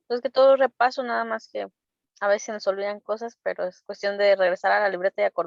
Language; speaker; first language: Spanish; native; Spanish